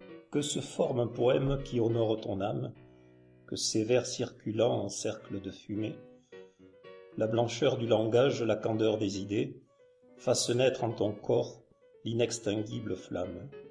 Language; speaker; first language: French; native; French